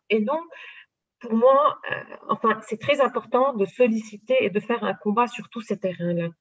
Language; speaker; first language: French; non-native, local second language; Arabic